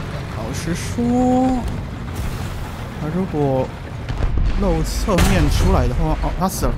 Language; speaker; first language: Chinese; native; Chinese